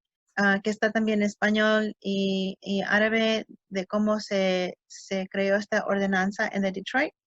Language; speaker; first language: Spanish; early bilingual, heritage; English